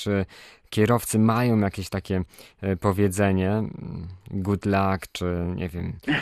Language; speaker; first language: Polish; native; Polish